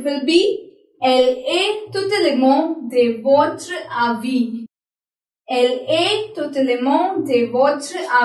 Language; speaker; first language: French; non-native, learner; Hindi